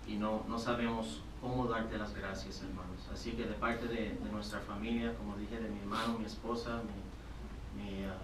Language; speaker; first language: Spanish; early bilingual, heritage; Spanish